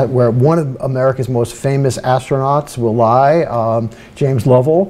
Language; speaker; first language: English; native; English